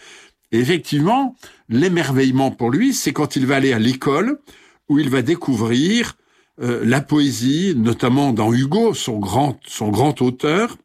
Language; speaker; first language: French; native; French